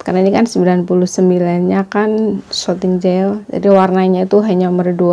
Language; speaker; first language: Indonesian; native; Indonesian